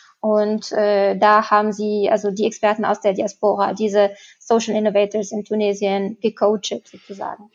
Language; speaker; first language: German; non-native, fluent; Arabic